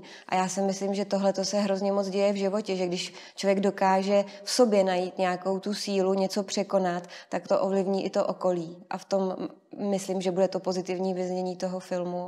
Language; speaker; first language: Czech; native; Czech